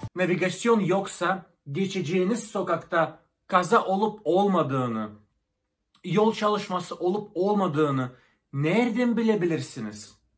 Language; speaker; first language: Turkish; non-native, fluent; Russian